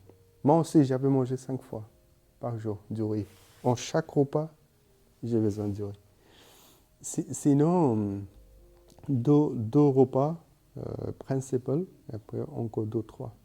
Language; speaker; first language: French; non-native, learner; Bangla